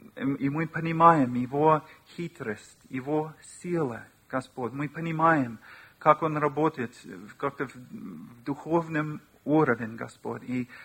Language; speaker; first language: Russian; non-native, learner; English